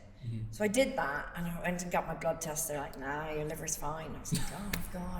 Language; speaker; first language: English; native; English